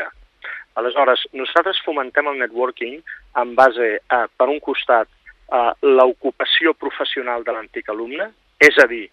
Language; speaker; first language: Catalan; native; Catalan